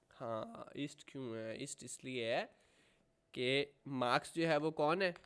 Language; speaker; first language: Urdu; native; Urdu